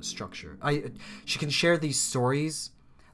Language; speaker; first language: English; native; English